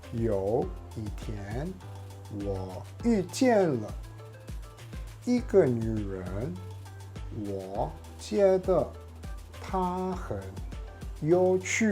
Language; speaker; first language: Chinese; non-native, learner; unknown